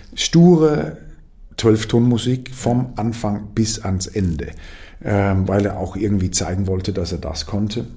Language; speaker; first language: German; non-native, fluent; Danish